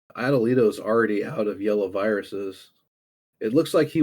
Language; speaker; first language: English; native; English